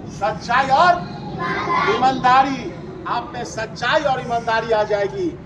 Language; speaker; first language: Hindi; native; Hindi